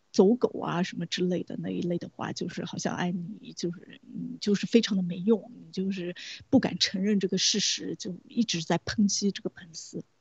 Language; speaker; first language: Chinese; native; Chinese